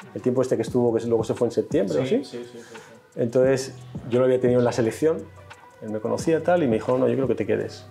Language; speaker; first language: Spanish; early bilingual, other home language; Catalan